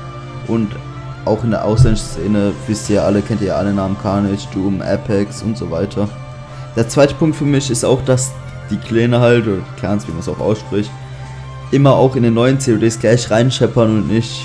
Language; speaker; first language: German; native; German